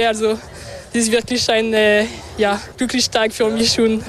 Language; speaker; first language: German; non-native, local second language; French